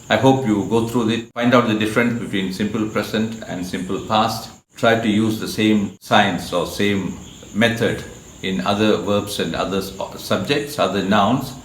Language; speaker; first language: English; non-native, local second language; Malayalam